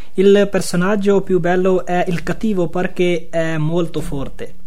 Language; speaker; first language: Italian; non-native, fluent; Urdu